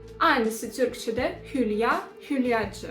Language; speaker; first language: Turkish; non-native, fluent; Russian